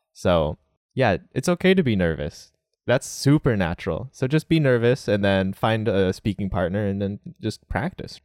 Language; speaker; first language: English; native; English